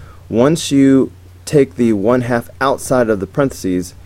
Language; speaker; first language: English; native; English